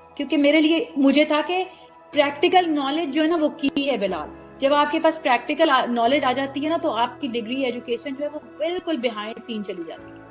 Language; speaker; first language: Urdu; native; Urdu